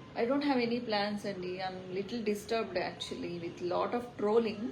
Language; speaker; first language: English; non-native, local second language; Telugu